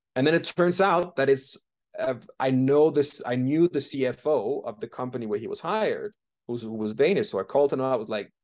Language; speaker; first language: English; non-native, fluent; Danish